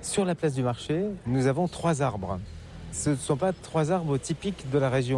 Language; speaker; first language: French; native; French